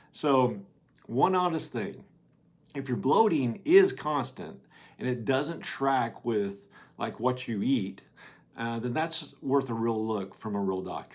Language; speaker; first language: English; native; English